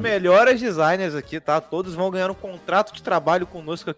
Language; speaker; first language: Portuguese; native; Portuguese